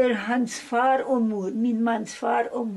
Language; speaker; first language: Swedish; early bilingual, heritage; Swedish